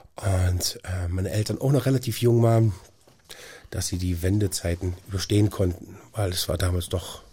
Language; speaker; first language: German; native; German